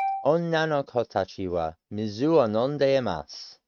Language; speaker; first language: Japanese; non-native, learner; English